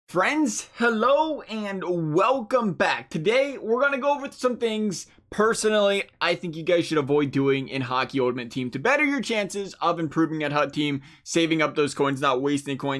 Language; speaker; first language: English; native; English